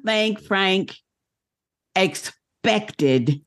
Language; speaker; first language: English; native; English